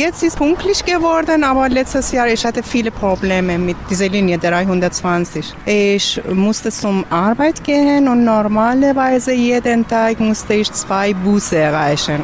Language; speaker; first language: German; non-native, learner; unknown